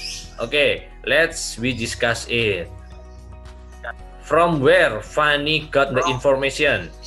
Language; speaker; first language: English; non-native, learner; Indonesian